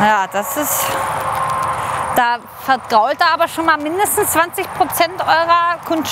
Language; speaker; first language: German; native; German